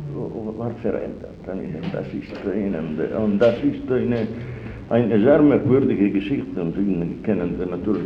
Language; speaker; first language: German; non-native, fluent; Italian